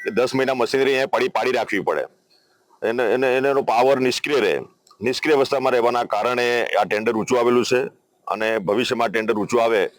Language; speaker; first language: Gujarati; native; Gujarati